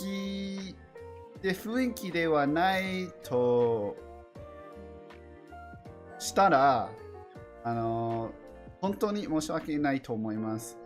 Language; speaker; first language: Japanese; non-native, learner; English